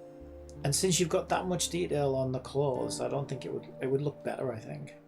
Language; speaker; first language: English; native; English